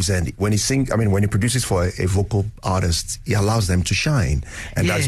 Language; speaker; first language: English; non-native, local second language; Yoruba